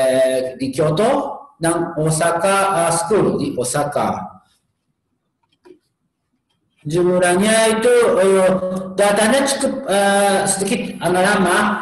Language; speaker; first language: Indonesian; non-native, learner; Japanese